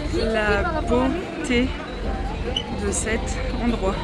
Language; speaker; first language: French; native; French